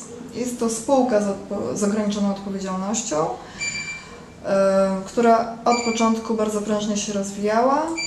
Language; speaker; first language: Polish; native; Polish